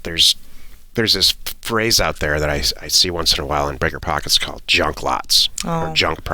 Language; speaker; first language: English; native; English